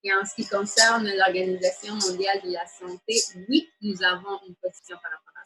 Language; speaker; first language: French; native; French